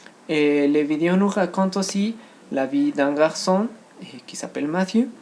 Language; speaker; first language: French; non-native, learner; Spanish